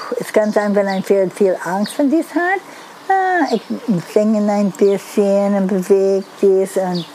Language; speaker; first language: German; non-native, learner; Dutch